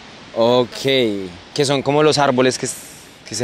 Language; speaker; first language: Spanish; native; Spanish